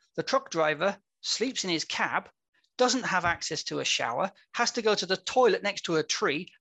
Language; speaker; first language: English; native; English